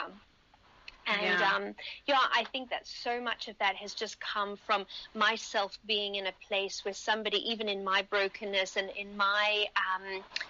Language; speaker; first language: English; native; English